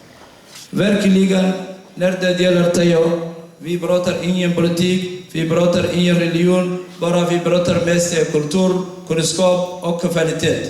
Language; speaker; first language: Swedish; non-native, fluent; Somali